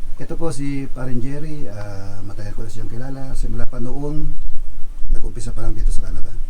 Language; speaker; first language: Filipino; native; Filipino